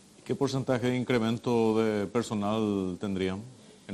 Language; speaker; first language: Spanish; native; Spanish